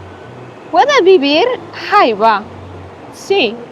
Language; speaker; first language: Spanish; non-native, learner; Polish